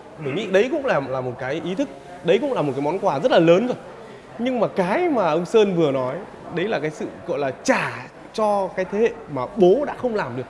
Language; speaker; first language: Vietnamese; native; Vietnamese